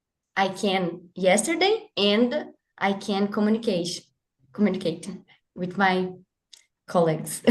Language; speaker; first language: English; non-native, learner; Portuguese